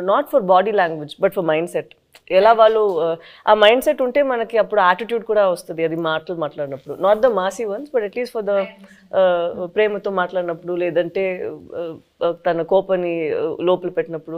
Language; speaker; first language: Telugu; non-native, fluent; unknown